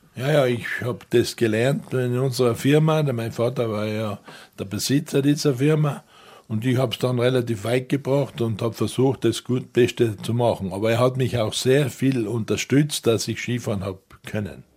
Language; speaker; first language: German; native; German